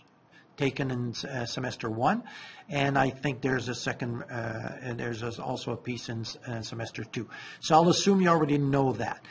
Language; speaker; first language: English; non-native, fluent; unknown